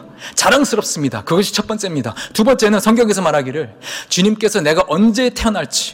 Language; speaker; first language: Korean; native; Korean